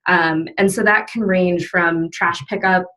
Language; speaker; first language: English; native; English